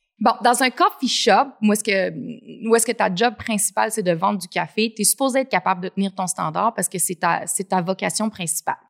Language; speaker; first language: French; native; French